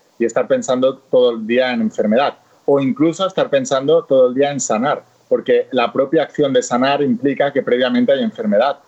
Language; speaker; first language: Spanish; native; Spanish